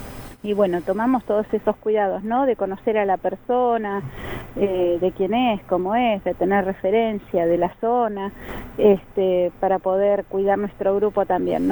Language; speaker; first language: Spanish; native; Spanish